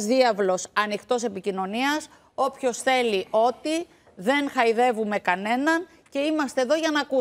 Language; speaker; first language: Greek; native; Greek